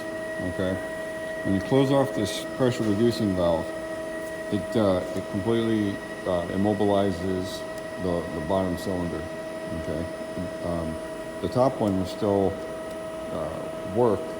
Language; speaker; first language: English; native; English